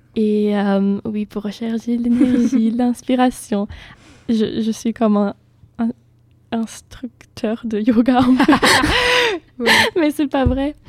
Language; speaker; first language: French; non-native, fluent; German